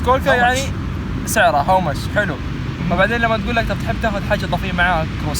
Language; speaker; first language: Arabic; native; Arabic